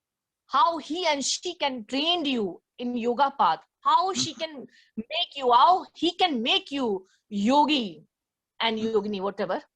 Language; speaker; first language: English; non-native, learner; Hindi